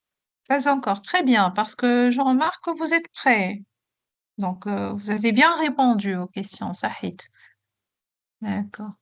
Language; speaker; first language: French; non-native, local second language; Arabic